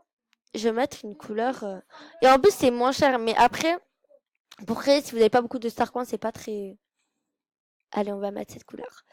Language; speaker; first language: French; native; French